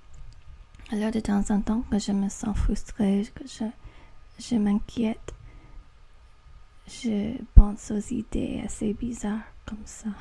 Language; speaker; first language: French; non-native, learner; English